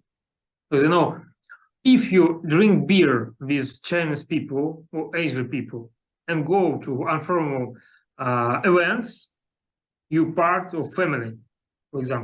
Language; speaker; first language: English; non-native, learner; Russian